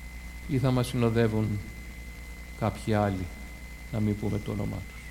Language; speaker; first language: Greek; native; Greek